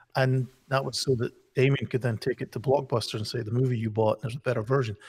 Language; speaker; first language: English; native; English